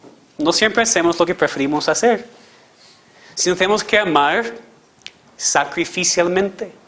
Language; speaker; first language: Spanish; non-native, fluent; English